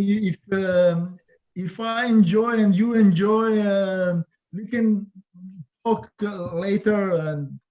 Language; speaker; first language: English; non-native, learner; Croatian